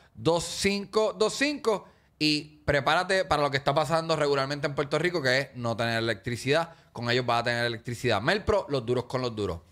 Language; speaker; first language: Spanish; native; Spanish